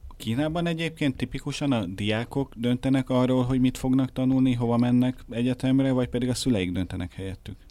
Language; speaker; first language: Hungarian; native; Hungarian